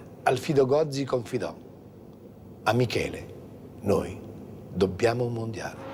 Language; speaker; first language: Italian; native; Italian